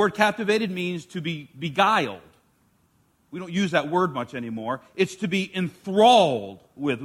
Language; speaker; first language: English; native; English